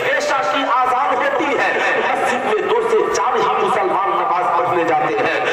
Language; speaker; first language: Urdu; native; Urdu